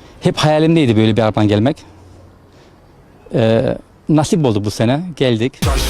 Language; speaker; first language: Turkish; early bilingual, heritage; Turkish